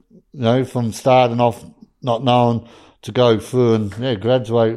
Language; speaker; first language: English; native; English